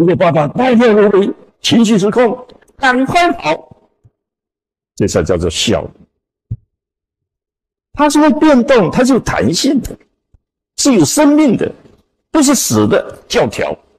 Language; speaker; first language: Chinese; native; Chinese